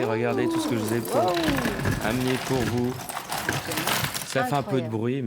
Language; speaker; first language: French; native; French